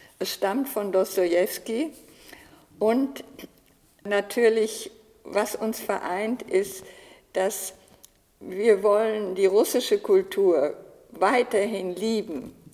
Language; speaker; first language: German; native; German